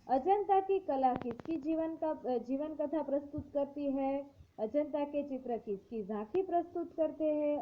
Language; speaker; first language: Hindi; non-native, local second language; Gujarati